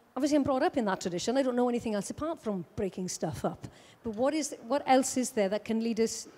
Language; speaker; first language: English; native; English